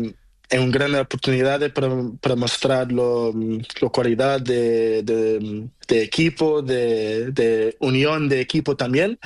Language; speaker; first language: Spanish; non-native, learner; Portuguese